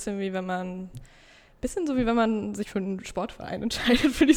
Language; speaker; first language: German; native; German